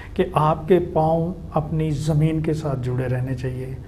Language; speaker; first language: Hindi; native; Hindi